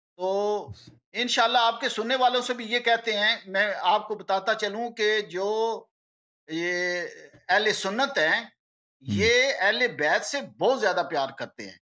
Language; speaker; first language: Urdu; native; Urdu